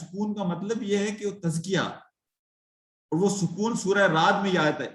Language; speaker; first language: Urdu; native; Urdu